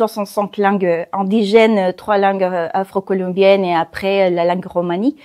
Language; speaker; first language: French; non-native, fluent; Spanish